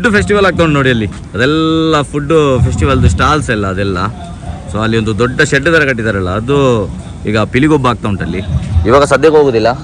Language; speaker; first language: Kannada; non-native, local second language; Tulu